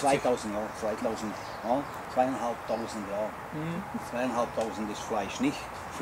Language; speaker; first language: German; non-native, learner; Czech